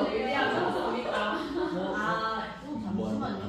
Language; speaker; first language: Korean; native; Korean